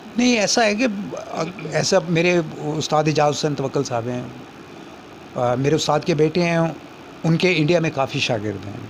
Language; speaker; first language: Urdu; non-native, local second language; Punjabi